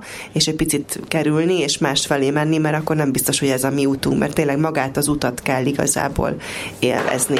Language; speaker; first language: Hungarian; native; Hungarian